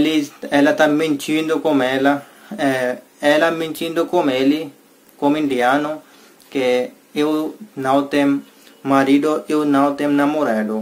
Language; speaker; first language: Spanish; non-native, learner; Hindi